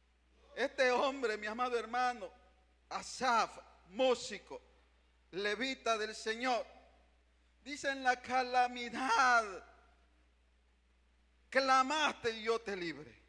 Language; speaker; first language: Spanish; native; Spanish